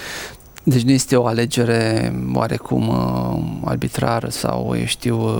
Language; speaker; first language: Romanian; native; Romanian